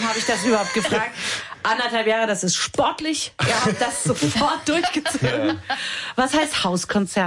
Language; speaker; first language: German; native; German